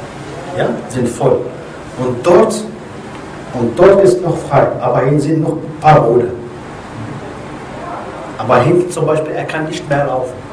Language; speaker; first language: German; non-native, learner; Arabic